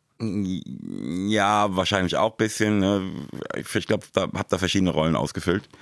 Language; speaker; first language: German; native; German